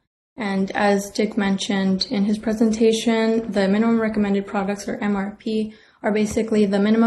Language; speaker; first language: English; native; English